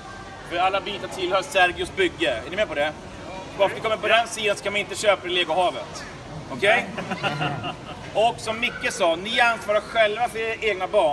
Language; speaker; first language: Swedish; native; Swedish